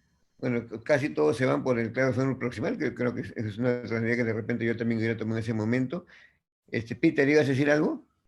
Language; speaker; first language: Spanish; native; Spanish